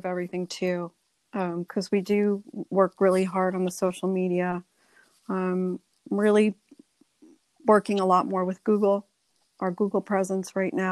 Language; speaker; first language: English; native; English